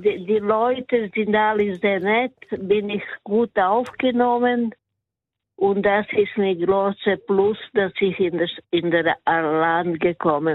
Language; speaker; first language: German; non-native, learner; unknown